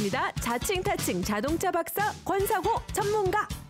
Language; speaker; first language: Korean; native; Korean